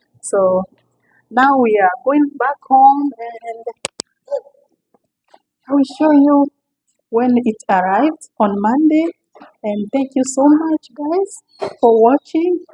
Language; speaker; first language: English; non-native, fluent; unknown